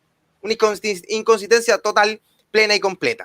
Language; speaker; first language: Spanish; native; Spanish